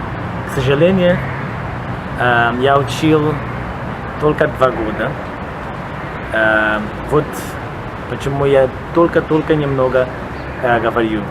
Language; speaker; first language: Russian; non-native, learner; Portuguese